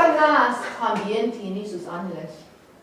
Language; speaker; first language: Spanish; non-native, fluent; English